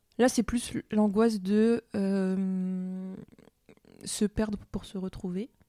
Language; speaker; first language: French; native; French